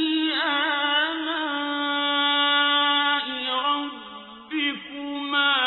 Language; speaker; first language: Arabic; native; Arabic